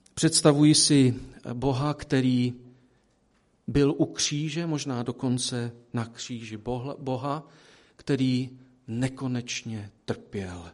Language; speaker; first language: Czech; native; Czech